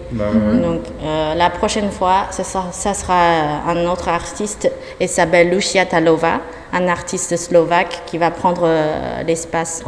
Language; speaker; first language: French; non-native, fluent; Chinese